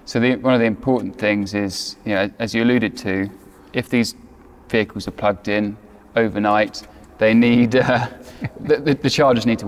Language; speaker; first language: English; native; English